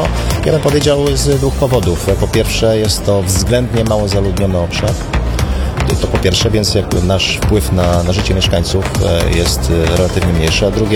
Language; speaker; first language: Polish; native; Polish